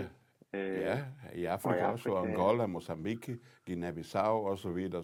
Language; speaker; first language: Danish; non-native, fluent; Portuguese